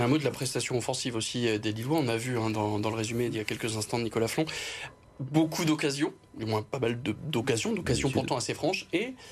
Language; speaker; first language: French; native; French